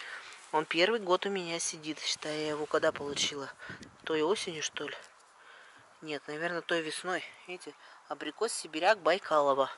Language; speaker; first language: Russian; native; Russian